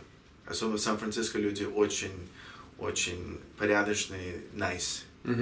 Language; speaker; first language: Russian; early bilingual, heritage; Russian